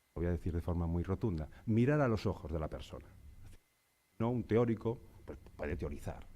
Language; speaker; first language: Spanish; non-native, local second language; Catalan